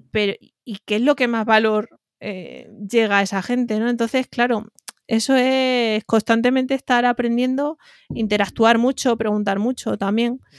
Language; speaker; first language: Spanish; native; Spanish